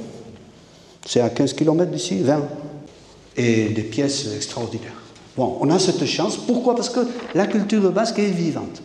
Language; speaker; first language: French; native; French